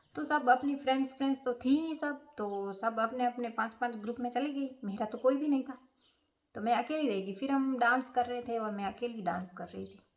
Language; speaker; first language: Hindi; non-native, local second language; Gujarati